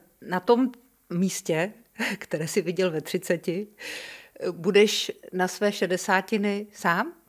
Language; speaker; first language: Czech; native; Czech